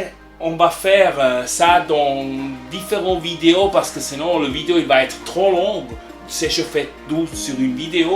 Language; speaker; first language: French; non-native, learner; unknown